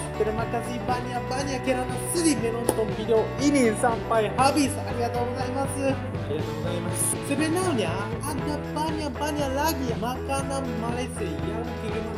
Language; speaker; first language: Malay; non-native, learner; Japanese